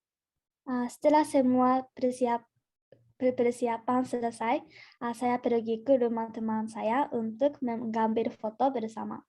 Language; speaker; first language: Indonesian; non-native, learner; Japanese